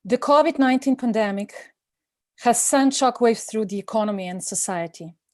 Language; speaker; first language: English; non-native, fluent; Slovenian